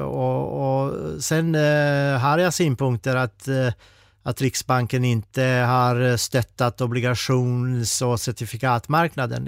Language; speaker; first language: Swedish; non-native, fluent; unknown